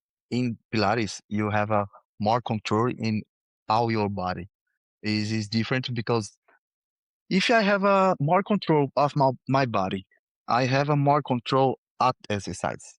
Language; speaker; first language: English; non-native, learner; Portuguese